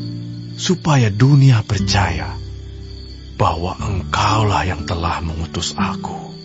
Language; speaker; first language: Indonesian; native; Indonesian